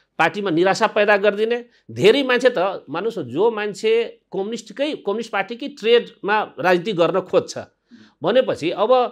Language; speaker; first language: Nepali; non-native, local second language; Maithili